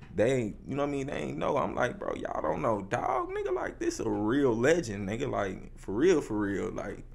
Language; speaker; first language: English; native; English